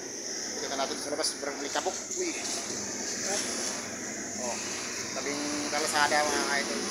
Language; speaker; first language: Filipino; native; Filipino